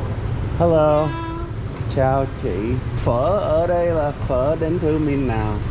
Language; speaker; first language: Vietnamese; non-native, learner; English